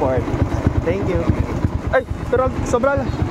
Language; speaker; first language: Filipino; native; Filipino